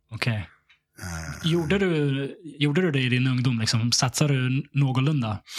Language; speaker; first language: Swedish; early bilingual, other home language; Russian